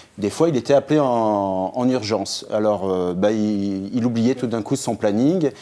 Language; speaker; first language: French; native; French